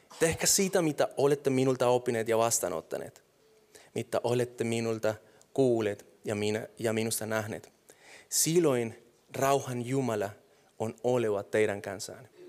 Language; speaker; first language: Finnish; non-native, fluent; Spanish